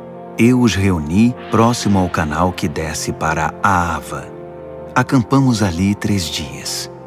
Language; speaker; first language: Portuguese; native; Portuguese